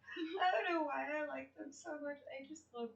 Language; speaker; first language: English; native; English